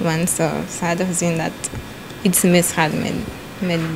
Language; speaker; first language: Dutch; non-native, local second language; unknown